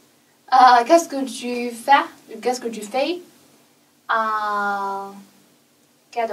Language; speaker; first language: French; non-native, learner; Chinese